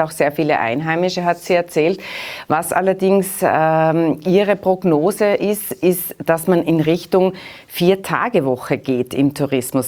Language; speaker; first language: German; native; German